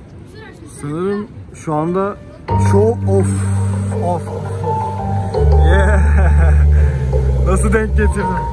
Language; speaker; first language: Turkish; native; Turkish